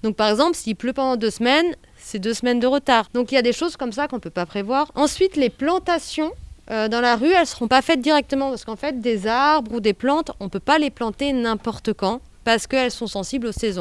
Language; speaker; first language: French; native; French